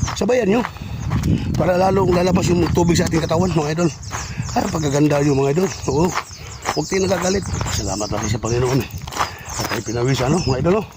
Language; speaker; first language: Filipino; non-native, local second language; Cebuano